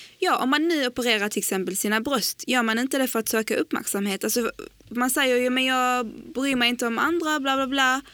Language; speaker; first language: Swedish; early bilingual, other home language; Arabic